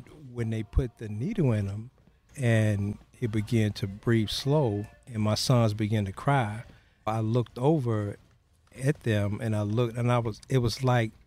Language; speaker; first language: English; native; English